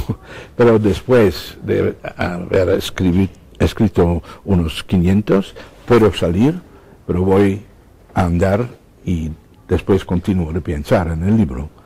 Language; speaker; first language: Spanish; non-native, fluent; Dutch